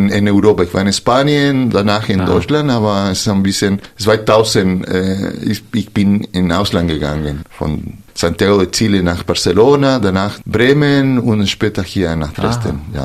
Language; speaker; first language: German; non-native, fluent; Spanish